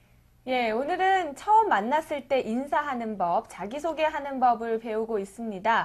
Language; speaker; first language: Korean; native; Korean